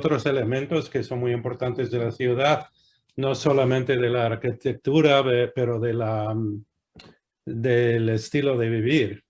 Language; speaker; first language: Spanish; non-native, fluent; English